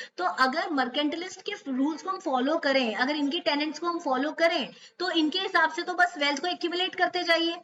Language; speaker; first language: Hindi; native; Hindi